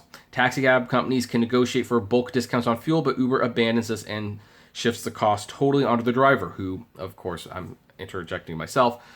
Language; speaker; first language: English; native; English